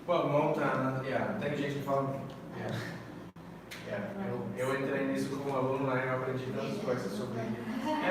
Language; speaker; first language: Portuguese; non-native, fluent; English